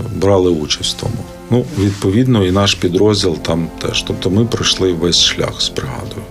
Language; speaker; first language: Ukrainian; native; Ukrainian